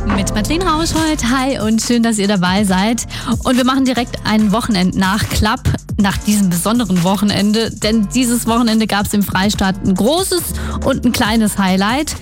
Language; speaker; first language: German; native; German